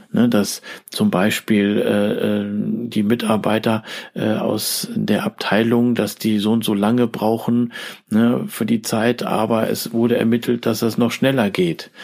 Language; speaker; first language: German; native; German